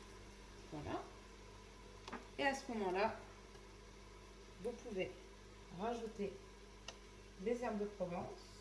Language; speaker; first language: French; native; French